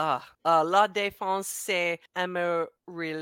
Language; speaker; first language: French; non-native, learner; English